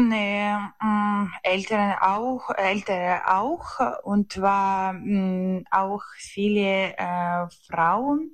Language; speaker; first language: German; non-native, learner; Ukrainian